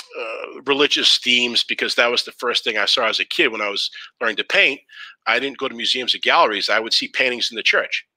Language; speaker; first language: English; native; English